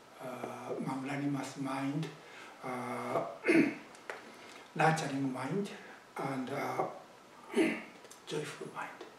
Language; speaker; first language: English; non-native, fluent; Japanese